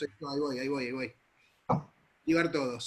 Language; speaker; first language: Spanish; native; Spanish